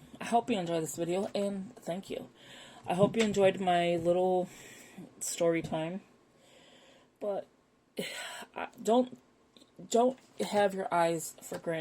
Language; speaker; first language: English; native; English